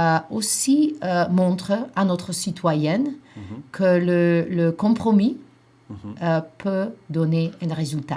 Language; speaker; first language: French; non-native, fluent; Macedonian